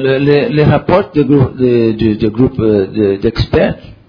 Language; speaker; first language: French; non-native, learner; Portuguese